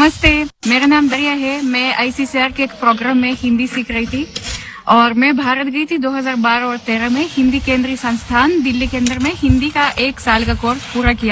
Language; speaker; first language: Hindi; non-native, fluent; Russian